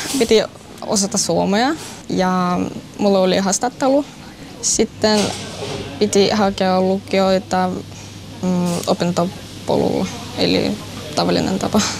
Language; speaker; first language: Finnish; non-native, learner; Russian